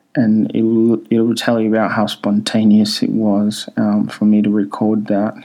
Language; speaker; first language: English; early bilingual, other home language; Swahili